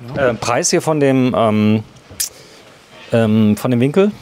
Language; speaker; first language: German; native; German